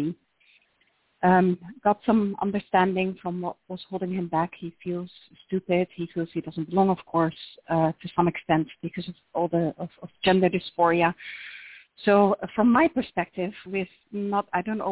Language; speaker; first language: English; non-native, fluent; Dutch